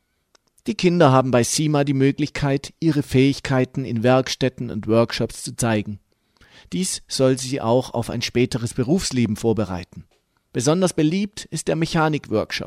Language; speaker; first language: German; native; German